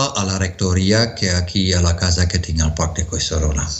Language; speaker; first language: Catalan; non-native, fluent; German